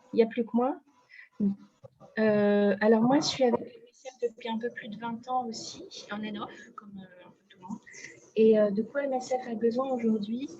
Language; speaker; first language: French; native; French